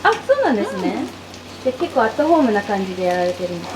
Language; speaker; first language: Japanese; native; Japanese